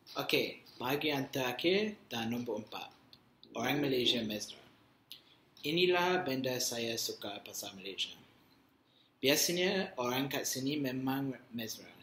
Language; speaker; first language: Malay; non-native, learner; English